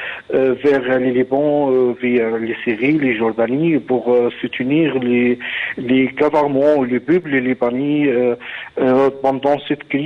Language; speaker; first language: French; non-native, fluent; Arabic